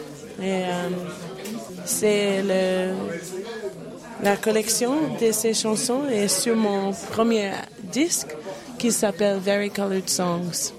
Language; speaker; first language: French; non-native, learner; English